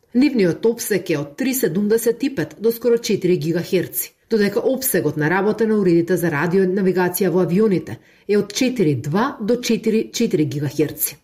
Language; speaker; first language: Macedonian; native; Macedonian